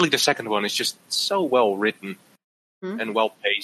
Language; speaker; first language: English; non-native, fluent; Dutch